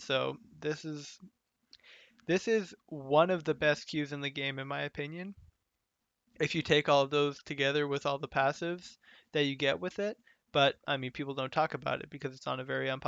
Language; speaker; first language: English; native; English